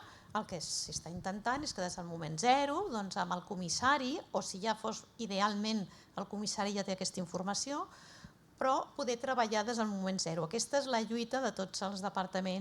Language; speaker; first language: Catalan; native; Catalan